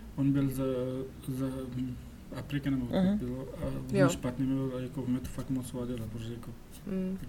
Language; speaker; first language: Czech; non-native, learner; Pashto